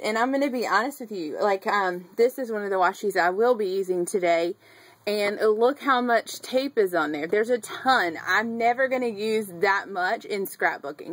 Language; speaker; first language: English; native; English